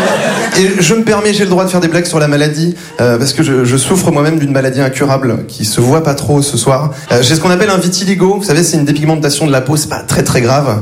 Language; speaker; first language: French; native; French